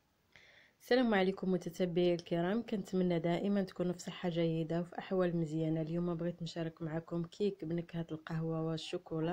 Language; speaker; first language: Arabic; native; Arabic